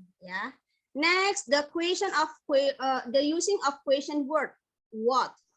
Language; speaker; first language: English; non-native, fluent; Indonesian